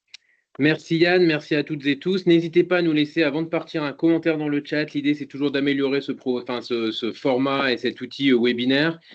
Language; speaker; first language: French; native; French